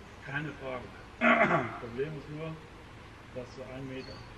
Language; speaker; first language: German; native; German